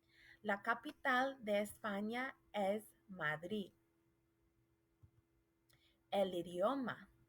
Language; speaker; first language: Spanish; non-native, fluent; English